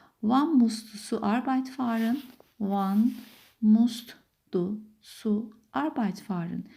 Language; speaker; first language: German; non-native, fluent; Turkish